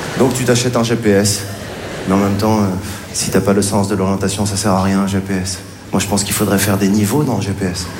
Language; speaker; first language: French; native; French